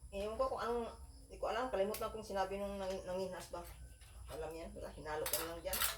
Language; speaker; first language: Filipino; non-native, local second language; Cebuano